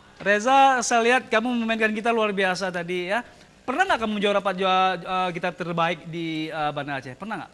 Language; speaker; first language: Indonesian; native; Indonesian